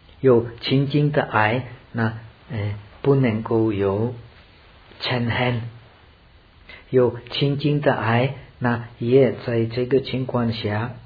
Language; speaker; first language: Chinese; non-native, fluent; Czech